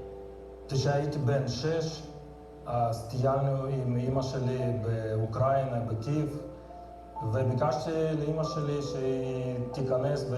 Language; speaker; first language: Hebrew; non-native, fluent; Russian